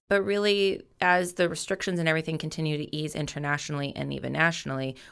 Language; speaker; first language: English; native; English